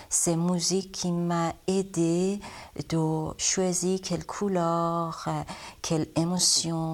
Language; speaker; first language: French; non-native, learner; Persian